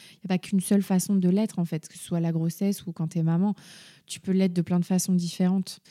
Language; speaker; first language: French; native; French